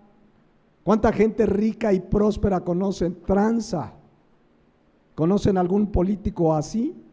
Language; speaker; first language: Spanish; native; Spanish